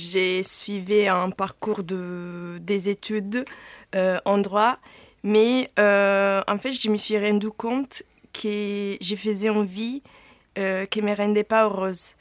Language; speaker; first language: French; non-native, fluent; Italian